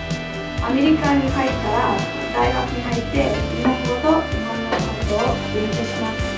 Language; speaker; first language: Japanese; non-native, learner; English